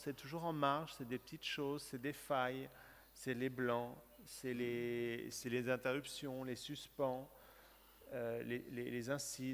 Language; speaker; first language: French; native; French